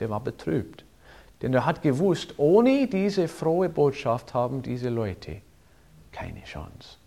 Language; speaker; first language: German; non-native, fluent; English